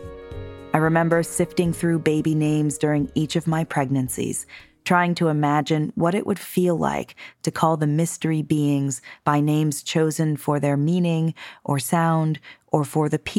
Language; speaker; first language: English; native; English